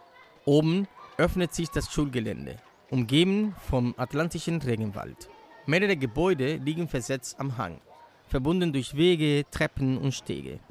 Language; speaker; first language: German; native; German